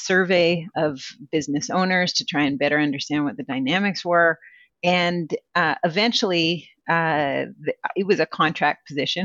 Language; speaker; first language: English; native; English